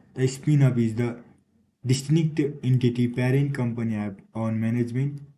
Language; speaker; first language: English; non-native, local second language; Nepali